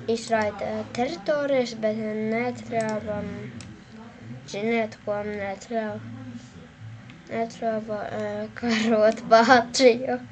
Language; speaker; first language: Latvian; non-native, local second language; Russian